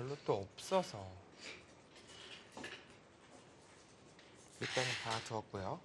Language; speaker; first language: Korean; native; Korean